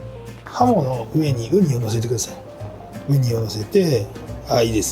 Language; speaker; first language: Japanese; native; Japanese